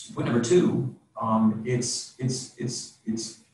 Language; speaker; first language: English; native; English